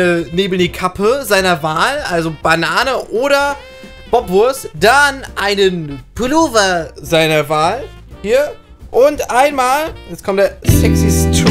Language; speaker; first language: German; native; German